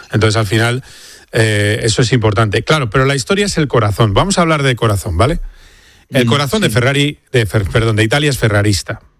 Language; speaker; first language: Spanish; native; Spanish